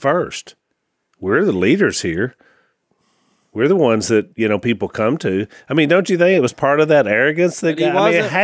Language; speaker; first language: English; native; English